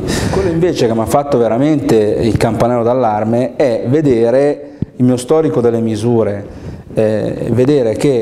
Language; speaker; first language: Italian; native; Italian